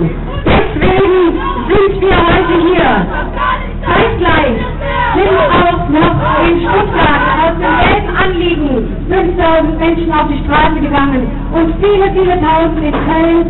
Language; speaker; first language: German; native; German